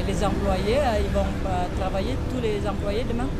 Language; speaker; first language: French; non-native, fluent; Indonesian